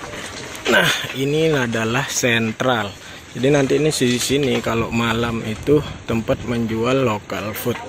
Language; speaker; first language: Indonesian; native; Indonesian